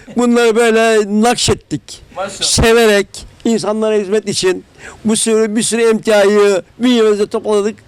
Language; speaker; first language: Turkish; native; Turkish